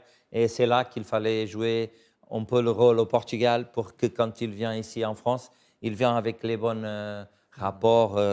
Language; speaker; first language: French; non-native, fluent; Portuguese